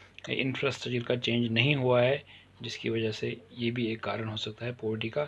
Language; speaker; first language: Hindi; non-native, local second language; Kashmiri